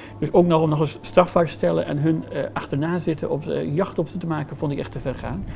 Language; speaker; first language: Dutch; non-native, fluent; Persian